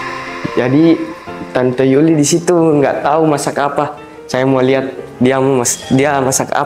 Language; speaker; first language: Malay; early bilingual, heritage; Malay